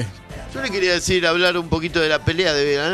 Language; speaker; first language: Spanish; native; Spanish